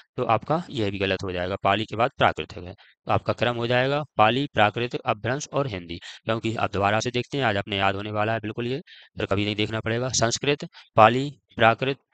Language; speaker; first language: Hindi; native; Hindi